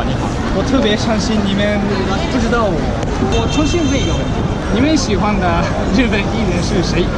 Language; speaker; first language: Chinese; non-native, fluent; Japanese